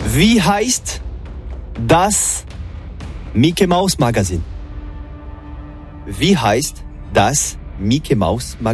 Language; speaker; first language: German; non-native, learner; French